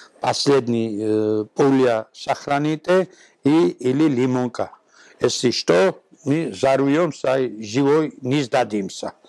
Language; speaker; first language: Russian; non-native, local second language; Georgian